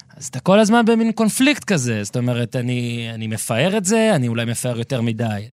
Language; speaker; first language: Hebrew; native; Hebrew